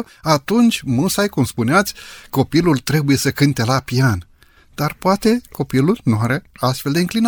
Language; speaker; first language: Romanian; native; Romanian